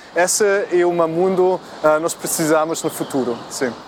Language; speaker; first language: Portuguese; non-native, fluent; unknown